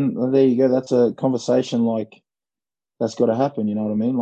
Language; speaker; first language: English; native; English